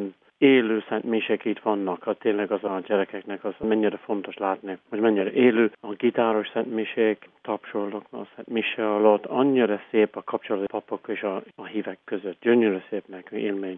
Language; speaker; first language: Hungarian; non-native, learner; English